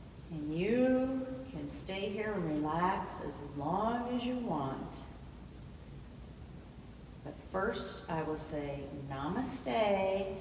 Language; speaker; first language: English; native; English